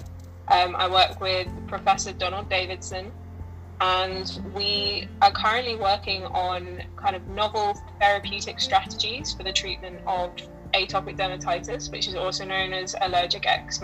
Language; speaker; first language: English; native; English